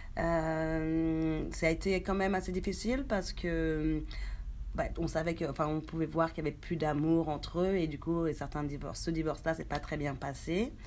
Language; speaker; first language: French; early bilingual, other home language; Haitian Creole